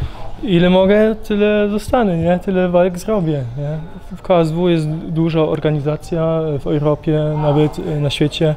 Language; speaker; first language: Polish; early bilingual, heritage; Polish